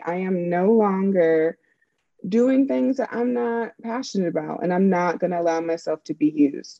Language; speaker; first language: English; native; English